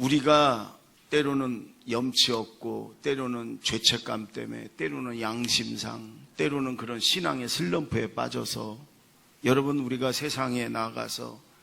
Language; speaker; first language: Korean; native; Korean